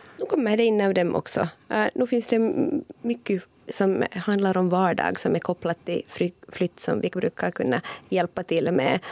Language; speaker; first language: Swedish; native; Swedish